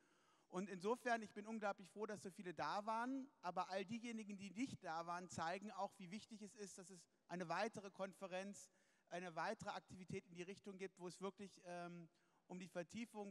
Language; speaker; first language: German; native; German